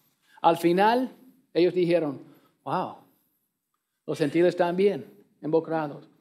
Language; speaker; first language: Spanish; non-native, learner; English